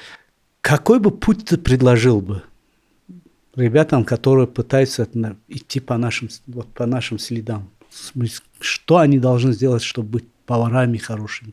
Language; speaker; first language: Russian; non-native, local second language; Tajik